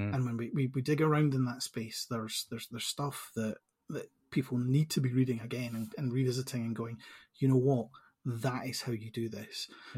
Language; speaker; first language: English; native; English